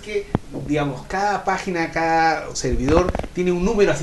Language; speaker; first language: Spanish; native; Spanish